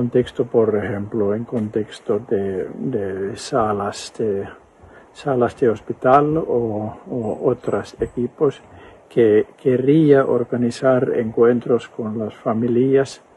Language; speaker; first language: Spanish; non-native, fluent; Finnish